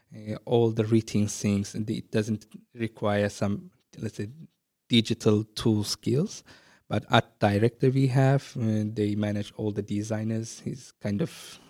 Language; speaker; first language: English; non-native, fluent; Azerbaijani